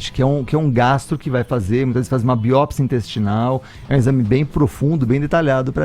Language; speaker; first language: Portuguese; native; Portuguese